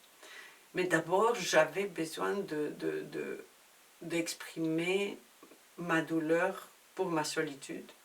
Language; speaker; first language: French; non-native, fluent; Spanish